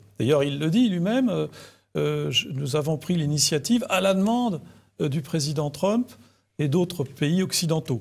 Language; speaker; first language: French; native; French